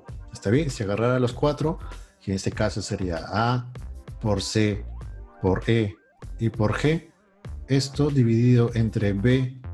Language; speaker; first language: Spanish; native; Spanish